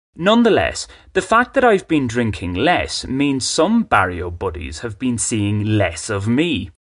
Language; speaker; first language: English; native; English